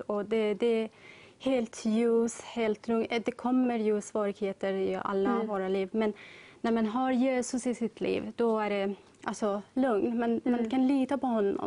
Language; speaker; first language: Swedish; non-native, learner; Persian